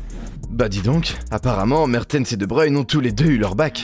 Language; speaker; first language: French; native; French